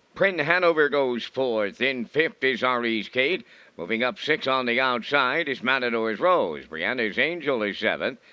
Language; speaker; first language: English; native; English